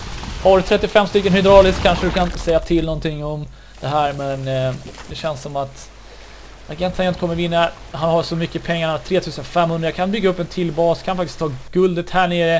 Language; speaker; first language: Swedish; native; Swedish